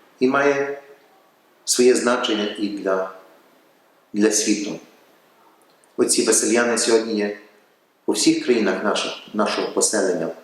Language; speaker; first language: Ukrainian; early bilingual, heritage; Ukrainian